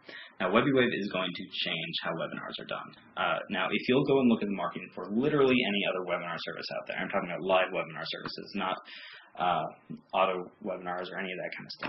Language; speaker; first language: English; native; English